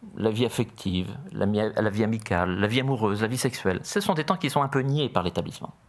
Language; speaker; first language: French; native; French